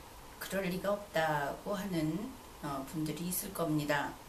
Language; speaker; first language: Korean; native; Korean